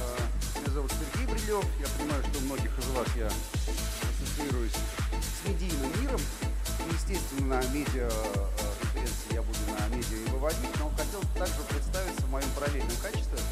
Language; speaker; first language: Russian; native; Russian